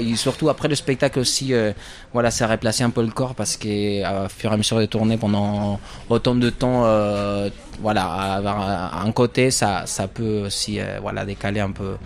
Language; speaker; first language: French; non-native, fluent; Spanish